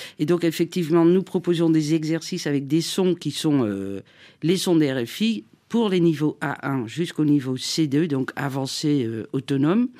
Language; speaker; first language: French; non-native, fluent; Dutch